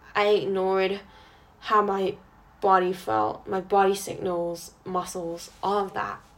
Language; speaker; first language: English; non-native, local second language; Cantonese